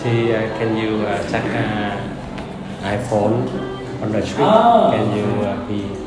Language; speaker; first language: English; non-native, learner; Vietnamese